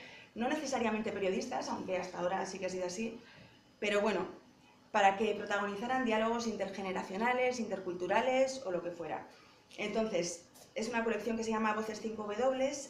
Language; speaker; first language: Spanish; native; Spanish